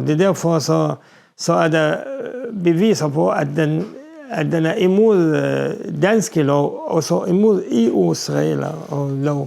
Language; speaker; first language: Danish; non-native, fluent; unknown